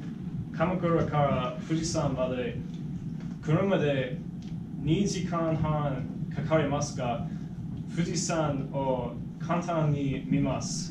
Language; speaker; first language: Japanese; non-native, learner; English